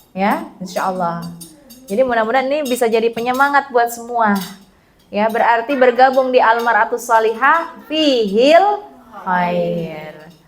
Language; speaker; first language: Indonesian; native; Indonesian